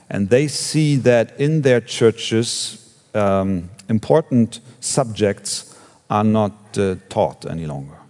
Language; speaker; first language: English; non-native, fluent; German